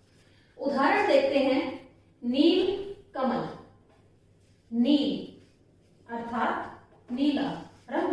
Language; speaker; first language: Hindi; native; Hindi